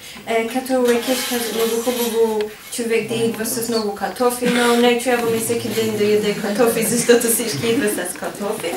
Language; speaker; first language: Bulgarian; non-native, learner; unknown